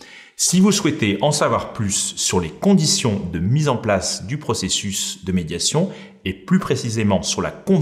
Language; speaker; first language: French; native; French